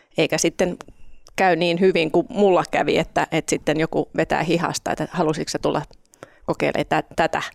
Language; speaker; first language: Finnish; non-native, local second language; Swedish